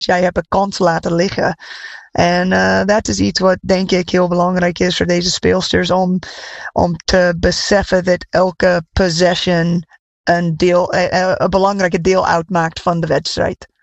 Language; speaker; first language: Dutch; non-native, fluent; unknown